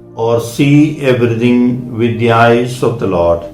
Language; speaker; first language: English; non-native, local second language; Malayalam